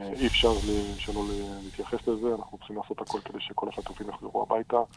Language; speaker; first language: Hebrew; native; Hebrew